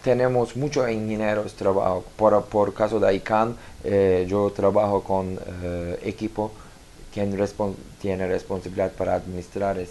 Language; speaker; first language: Spanish; non-native, learner; Turkish